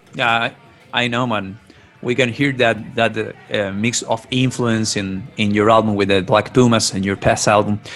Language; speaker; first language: English; non-native, fluent; Spanish